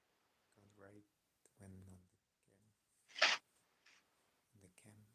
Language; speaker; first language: English; non-native, learner; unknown